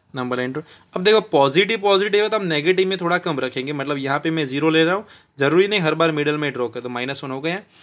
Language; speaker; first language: Hindi; non-native, local second language; Gujarati